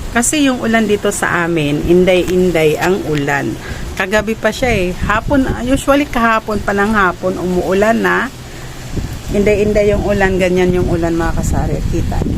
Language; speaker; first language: Filipino; non-native, local second language; Cebuano